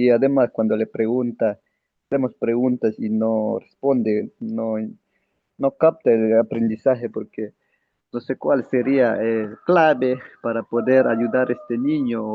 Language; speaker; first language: Spanish; non-native, local second language; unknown